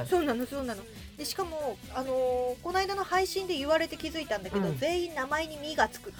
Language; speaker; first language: Japanese; native; Japanese